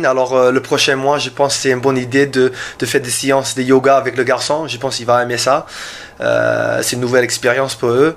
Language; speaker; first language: French; non-native, learner; English